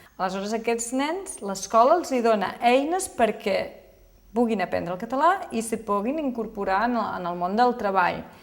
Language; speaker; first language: Catalan; non-native, local second language; Spanish